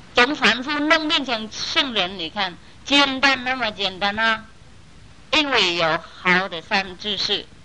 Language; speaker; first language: Chinese; non-native, fluent; Vietnamese